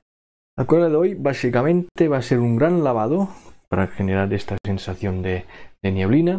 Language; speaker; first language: Spanish; non-native, local second language; Catalan